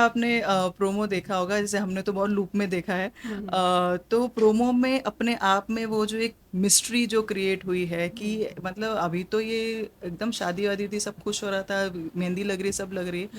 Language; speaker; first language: Hindi; native; Hindi